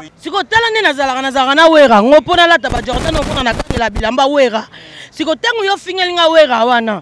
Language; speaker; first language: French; non-native, local second language; Lingala